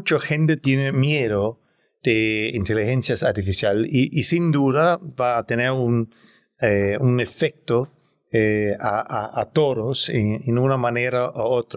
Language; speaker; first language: Spanish; non-native, fluent; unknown